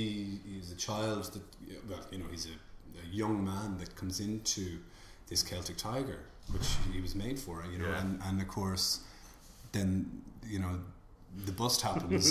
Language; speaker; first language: English; native; English